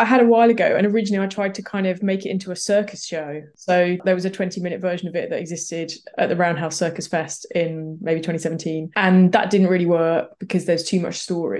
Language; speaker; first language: English; native; English